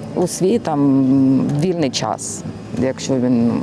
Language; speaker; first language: Ukrainian; native; Ukrainian